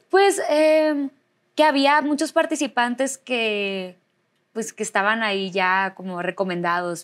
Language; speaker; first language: Spanish; native; Spanish